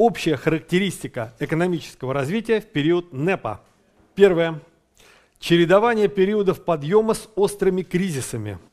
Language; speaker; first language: Russian; native; Russian